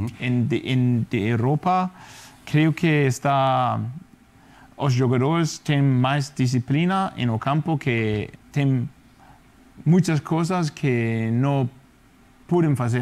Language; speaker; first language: Spanish; non-native, fluent; Danish